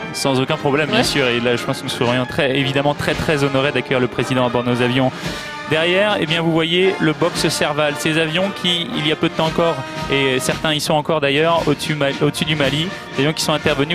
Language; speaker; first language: French; native; French